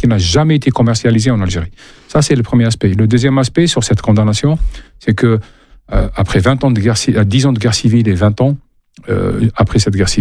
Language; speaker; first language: French; non-native, local second language; Arabic